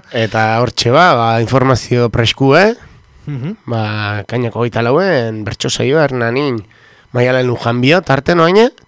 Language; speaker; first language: Basque; native; Basque